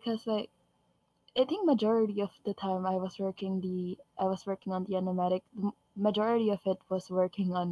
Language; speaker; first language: English; non-native, local second language; Filipino